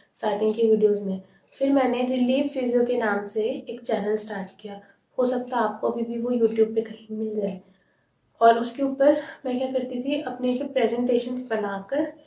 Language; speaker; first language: Hindi; native; Hindi